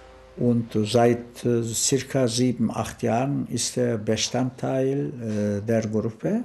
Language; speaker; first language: German; non-native, fluent; Turkish